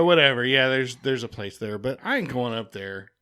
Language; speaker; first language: English; native; English